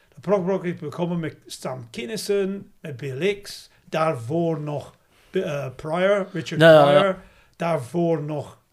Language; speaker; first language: Dutch; non-native, fluent; English